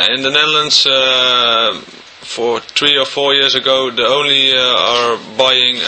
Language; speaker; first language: English; non-native, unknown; Dutch